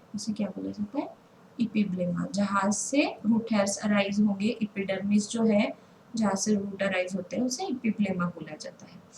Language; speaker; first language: Hindi; non-native, local second language; Marathi